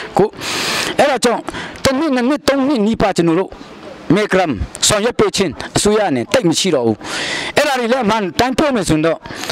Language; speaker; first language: Burmese; non-native, local second language; Hakha Chin